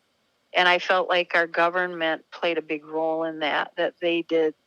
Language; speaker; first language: English; native; English